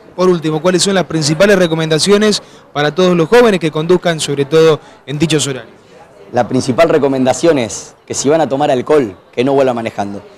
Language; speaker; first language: Spanish; native; Spanish